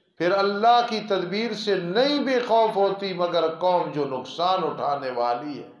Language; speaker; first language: Urdu; non-native, local second language; Punjabi